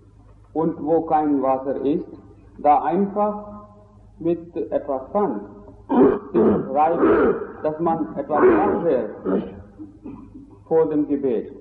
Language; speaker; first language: German; non-native, fluent; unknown